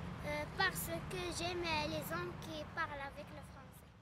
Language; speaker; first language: French; non-native, learner; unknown